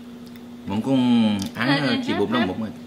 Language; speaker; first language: Vietnamese; non-native, learner; Korean